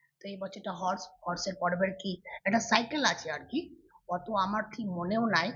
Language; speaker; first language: Bangla; non-native, local second language; Hakka Chinese